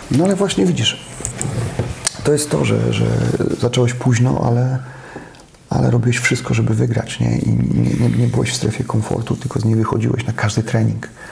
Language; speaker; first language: Polish; native; Polish